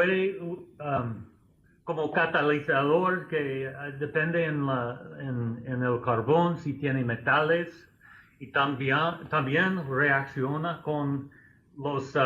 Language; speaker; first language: Spanish; non-native, fluent; English